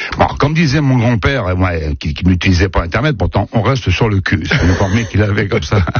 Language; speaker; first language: French; native; French